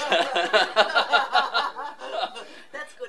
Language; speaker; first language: English; non-native, local second language; Cantonese